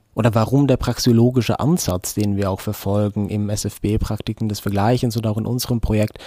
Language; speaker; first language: German; non-native, fluent; Norwegian